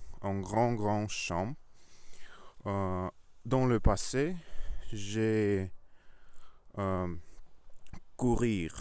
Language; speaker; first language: French; non-native, learner; Russian